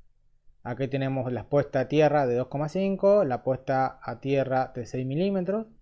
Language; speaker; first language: Spanish; native; Spanish